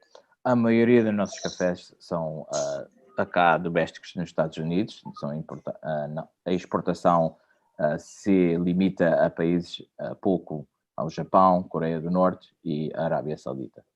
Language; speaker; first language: Portuguese; non-native, fluent; English